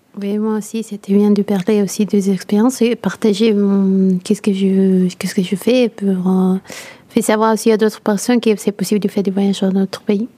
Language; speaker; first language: French; non-native, learner; Italian